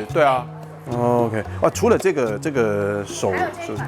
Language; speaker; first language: Chinese; non-native, local second language; Cantonese